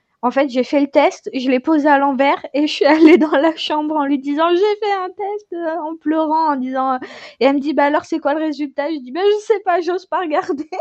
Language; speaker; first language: French; native; French